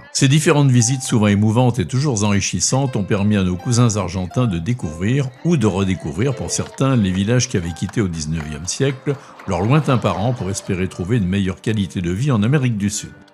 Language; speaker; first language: French; native; French